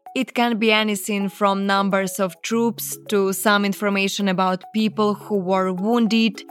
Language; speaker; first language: English; non-native, fluent; Ukrainian